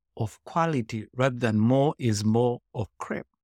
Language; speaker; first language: English; non-native, local second language; Shona